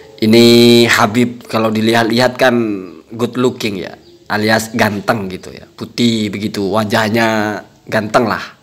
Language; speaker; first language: Indonesian; non-native, local second language; Madurese